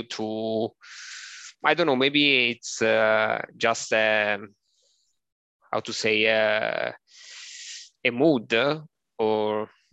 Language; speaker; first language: English; non-native, learner; Italian